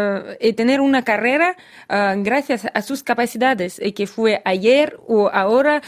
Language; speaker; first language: Spanish; non-native, learner; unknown